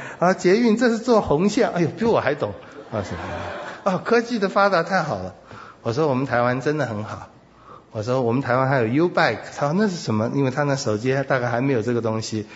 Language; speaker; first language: Chinese; native; Chinese